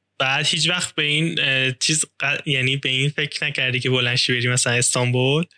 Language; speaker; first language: Persian; native; Persian